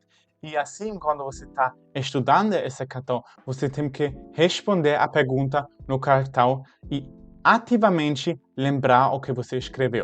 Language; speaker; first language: Portuguese; non-native, fluent; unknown